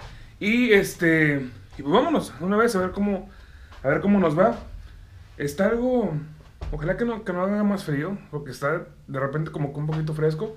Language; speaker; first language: Spanish; native; Spanish